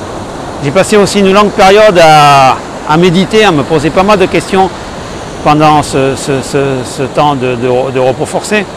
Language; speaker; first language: French; native; French